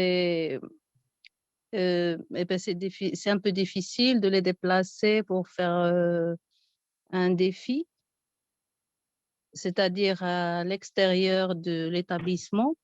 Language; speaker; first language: French; non-native, local second language; Arabic